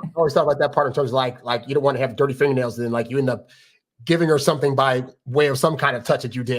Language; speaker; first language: English; native; English